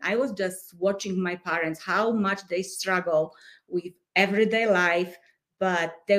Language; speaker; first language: English; non-native, fluent; Polish